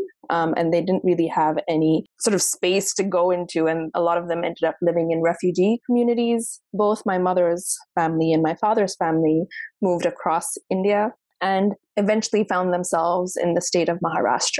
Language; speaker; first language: English; non-native, local second language; Sindhi